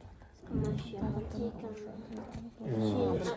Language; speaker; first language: French; early bilingual, other home language; Arabic